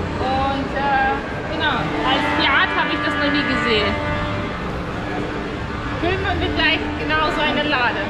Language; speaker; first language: German; non-native, fluent; Russian